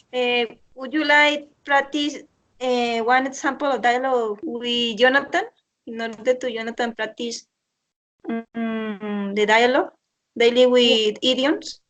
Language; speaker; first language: English; non-native, learner; Spanish